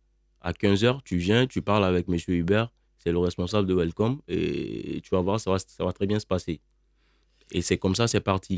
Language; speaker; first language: French; non-native, local second language; Bambara